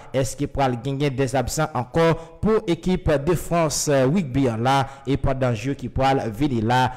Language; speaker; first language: French; non-native, local second language; Haitian Creole